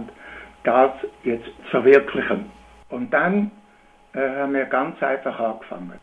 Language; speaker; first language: German; native; German